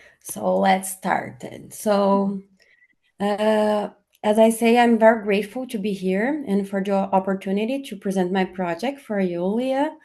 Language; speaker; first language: English; non-native, fluent; Portuguese